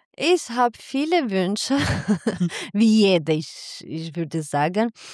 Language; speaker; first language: German; non-native, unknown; Albanian